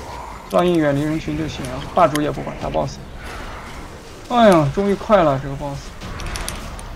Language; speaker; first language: Chinese; native; Chinese